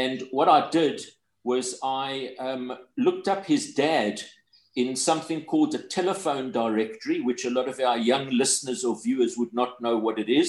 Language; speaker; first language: English; native; English